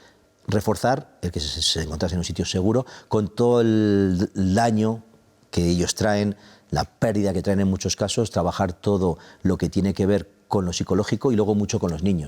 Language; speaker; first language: Spanish; native; Spanish